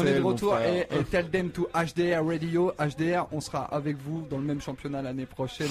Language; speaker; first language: French; native; French